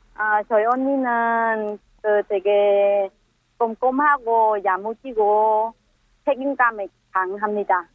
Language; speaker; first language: Korean; non-native, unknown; Khmer